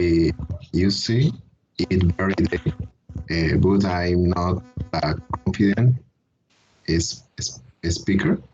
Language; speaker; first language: English; non-native, learner; Spanish